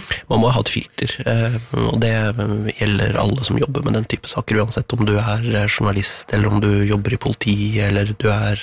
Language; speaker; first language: Norwegian; native; Norwegian